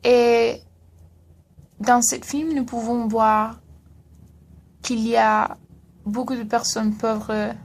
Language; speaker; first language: French; non-native, learner; Spanish